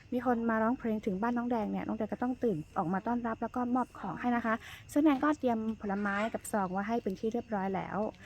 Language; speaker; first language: Thai; non-native, local second language; Karen languages